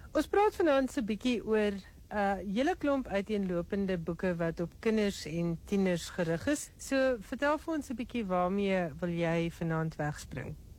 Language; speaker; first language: Afrikaans; native; Afrikaans